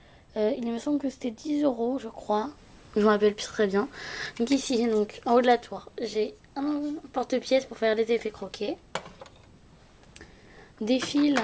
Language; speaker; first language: French; native; French